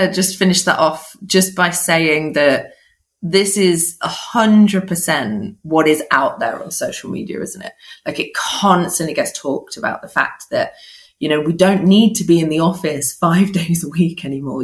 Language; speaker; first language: English; native; English